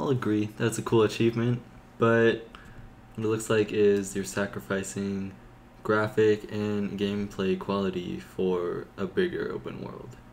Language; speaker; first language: English; native; English